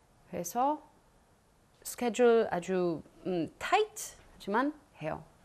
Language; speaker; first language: Korean; non-native, learner; English